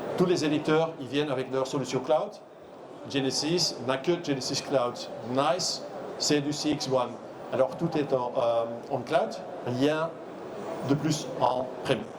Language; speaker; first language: French; non-native, local second language; Dutch